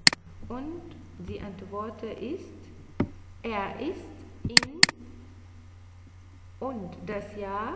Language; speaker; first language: German; non-native, fluent; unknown